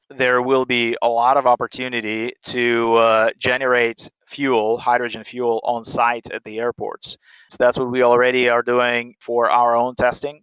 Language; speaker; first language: English; non-native, fluent; Russian